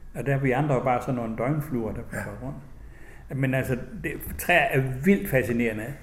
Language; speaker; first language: Danish; native; Danish